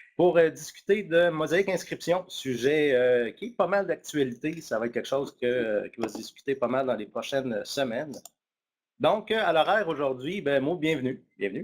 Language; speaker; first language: French; native; French